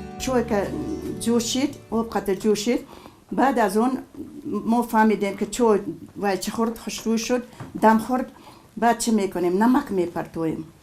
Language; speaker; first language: Tajik; non-native, local second language; Shughni